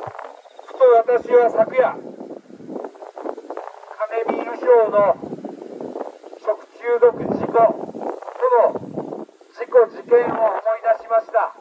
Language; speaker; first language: Japanese; native; Japanese